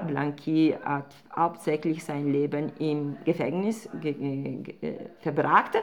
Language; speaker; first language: German; non-native, fluent; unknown